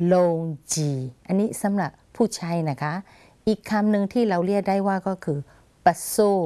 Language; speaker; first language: Thai; non-native, fluent; Burmese